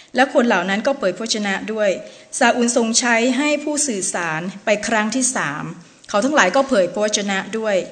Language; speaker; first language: Thai; native; Thai